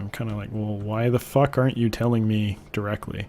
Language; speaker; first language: English; native; English